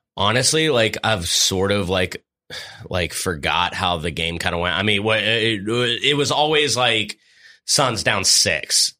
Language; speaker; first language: English; native; English